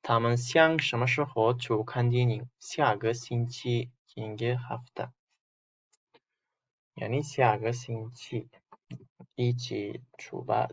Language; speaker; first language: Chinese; non-native, fluent; Uzbek